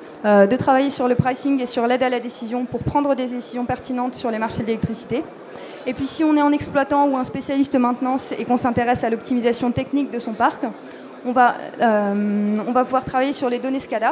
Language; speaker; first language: French; native; French